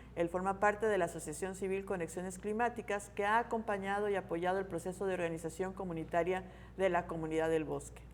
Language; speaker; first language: Spanish; native; Spanish